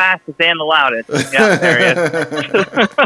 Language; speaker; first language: English; native; English